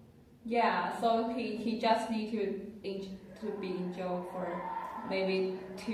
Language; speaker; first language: English; non-native, learner; Chinese